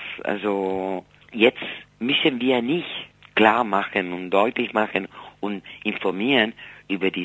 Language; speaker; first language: German; non-native, fluent; Spanish